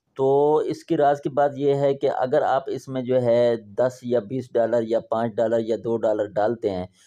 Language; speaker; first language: Urdu; non-native, local second language; Punjabi